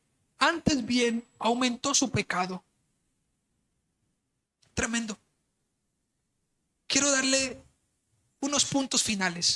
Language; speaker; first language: Spanish; native; Spanish